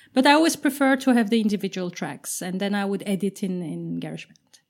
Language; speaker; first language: English; non-native, fluent; Turkish